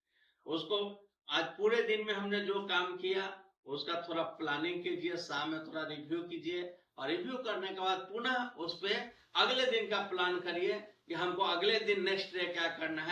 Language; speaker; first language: Hindi; native; Hindi